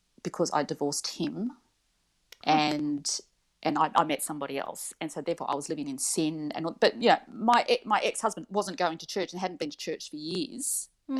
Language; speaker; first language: English; native; English